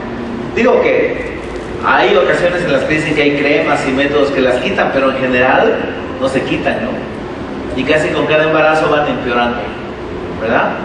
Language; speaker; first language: Spanish; native; Spanish